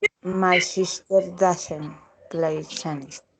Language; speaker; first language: English; non-native, learner; Spanish